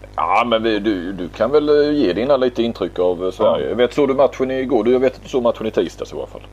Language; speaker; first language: Swedish; native; Swedish